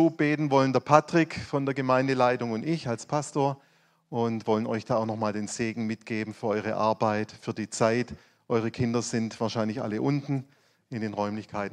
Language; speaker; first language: German; native; German